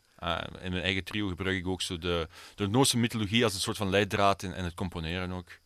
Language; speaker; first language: Dutch; early bilingual, other home language; Swedish